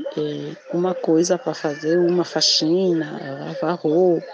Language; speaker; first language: Portuguese; non-native, fluent; Lingala